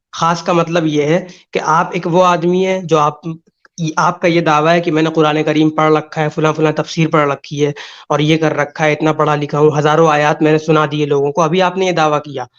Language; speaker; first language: Urdu; native; Urdu